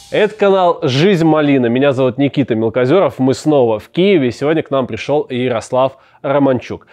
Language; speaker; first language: Russian; native; Russian